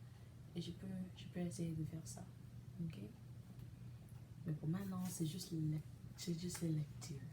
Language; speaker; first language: French; non-native, learner; English